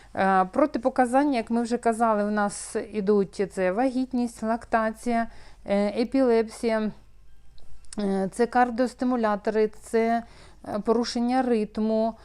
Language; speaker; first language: Ukrainian; non-native, local second language; Russian